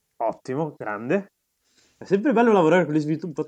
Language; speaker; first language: Italian; native; Italian